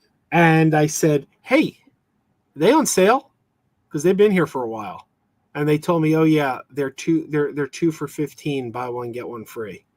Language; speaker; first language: English; native; English